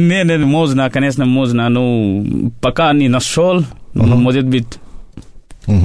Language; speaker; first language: Russian; non-native, learner; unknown